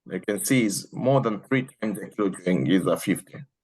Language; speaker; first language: English; non-native, local second language; Swahili